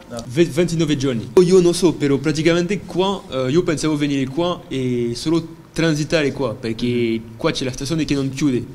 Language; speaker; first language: Italian; non-native, fluent; French